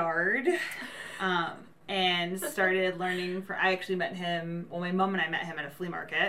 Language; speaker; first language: English; native; English